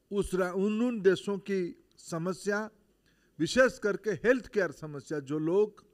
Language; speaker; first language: Hindi; non-native, local second language; Odia